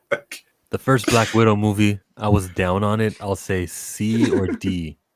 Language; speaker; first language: English; native; English